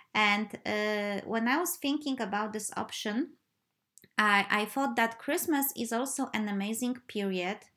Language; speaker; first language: English; non-native, fluent; Polish